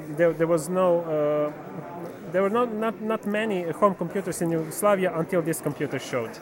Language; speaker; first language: English; non-native, fluent; Serbian